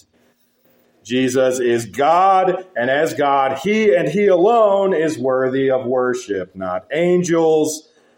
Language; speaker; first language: English; native; English